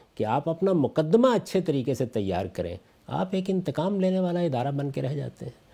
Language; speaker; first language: Urdu; non-native, local second language; Punjabi